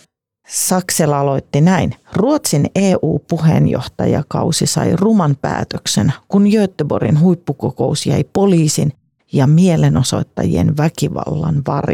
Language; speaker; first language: Finnish; native; Finnish